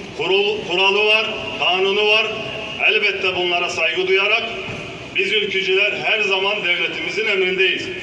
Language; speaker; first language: Turkish; native; Turkish